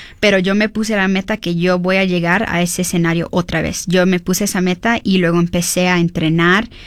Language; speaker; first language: Spanish; early bilingual, heritage; Spanish